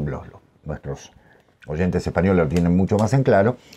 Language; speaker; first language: Spanish; native; Spanish